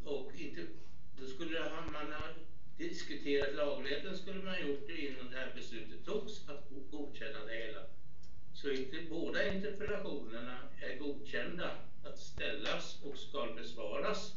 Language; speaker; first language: Swedish; native; Swedish